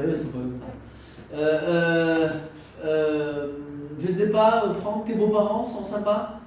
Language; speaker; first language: French; non-native, fluent; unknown